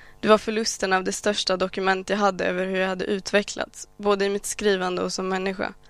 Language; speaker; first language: Swedish; early bilingual, other home language; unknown